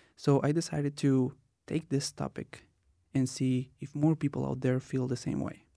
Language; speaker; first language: English; non-native, fluent; Spanish